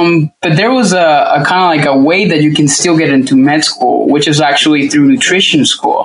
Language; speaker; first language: English; non-native, fluent; Spanish